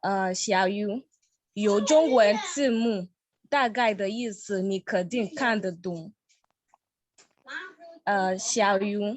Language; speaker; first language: Chinese; non-native, learner; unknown